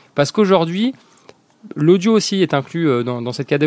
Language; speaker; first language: French; native; French